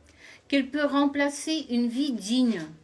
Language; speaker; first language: French; non-native, fluent; Russian